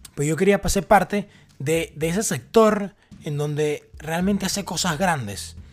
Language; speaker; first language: Spanish; native; Spanish